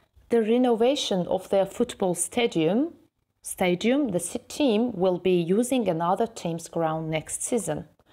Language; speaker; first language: English; non-native, fluent; Azerbaijani